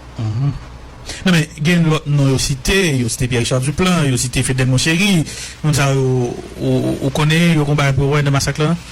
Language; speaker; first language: Haitian Creole; native; Haitian Creole